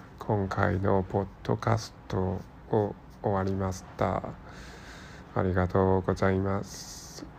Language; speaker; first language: Japanese; non-native, learner; Cantonese